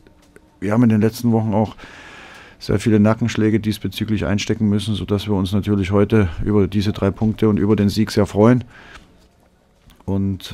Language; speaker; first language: German; native; German